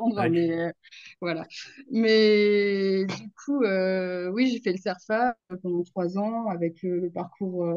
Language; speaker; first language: French; native; French